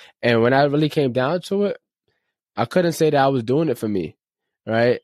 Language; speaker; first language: English; native; English